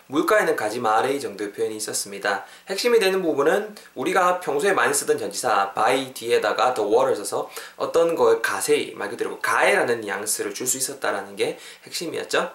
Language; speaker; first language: Korean; native; Korean